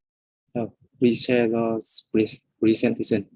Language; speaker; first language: English; non-native, fluent; Vietnamese